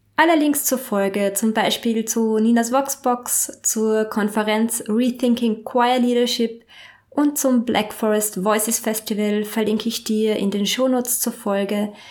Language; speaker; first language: German; native; German